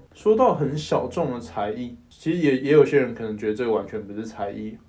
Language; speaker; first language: Chinese; non-native, local second language; Min Nan Chinese